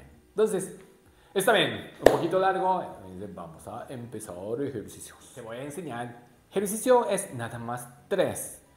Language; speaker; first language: Spanish; non-native, learner; Japanese